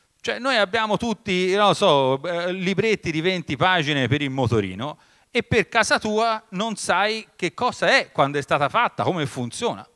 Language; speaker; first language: Italian; native; Italian